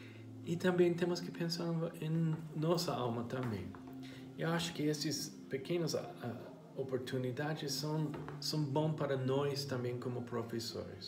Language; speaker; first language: Portuguese; non-native, fluent; English